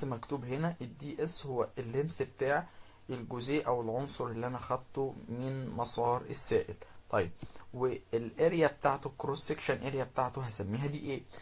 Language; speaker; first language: Arabic; native; Arabic